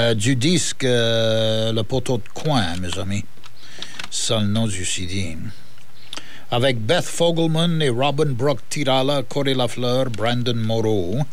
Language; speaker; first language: French; native; French